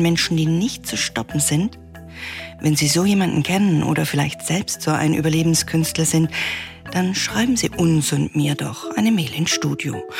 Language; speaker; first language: German; native; German